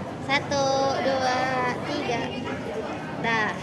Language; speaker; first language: Indonesian; native; Indonesian